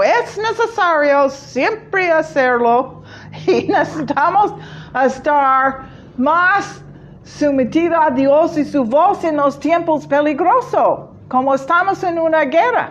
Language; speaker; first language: Spanish; non-native, fluent; English